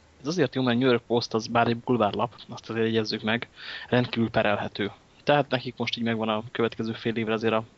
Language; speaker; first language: Hungarian; native; Hungarian